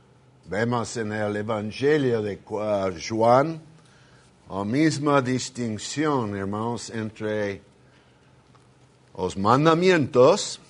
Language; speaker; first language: Spanish; non-native, fluent; English